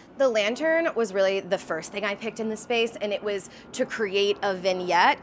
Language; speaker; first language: English; native; English